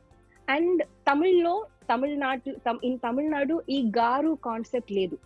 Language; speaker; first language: Telugu; non-native, local second language; Tamil